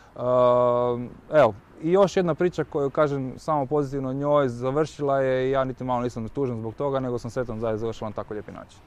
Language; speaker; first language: Croatian; native; Croatian